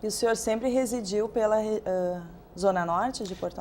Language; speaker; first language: Portuguese; native; Portuguese